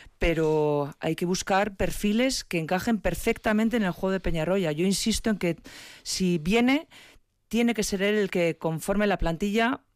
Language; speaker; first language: Spanish; native; Spanish